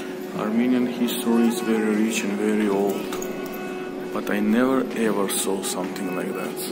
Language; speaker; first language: English; non-native, learner; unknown